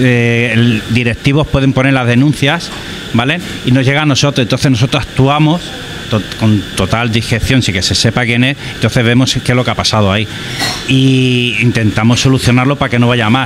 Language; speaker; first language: Spanish; native; Spanish